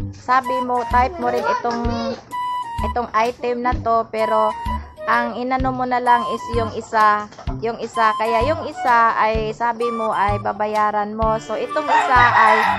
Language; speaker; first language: Filipino; non-native, local second language; Cebuano